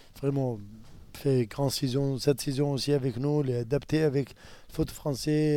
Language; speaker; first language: French; non-native, learner; Arabic